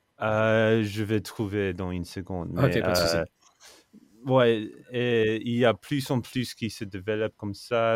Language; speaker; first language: French; non-native, fluent; English